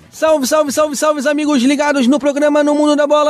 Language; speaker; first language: Portuguese; native; Portuguese